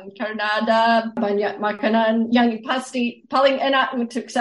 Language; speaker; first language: Indonesian; non-native, fluent; English